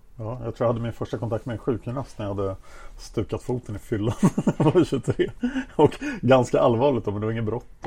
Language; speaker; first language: Swedish; native; Swedish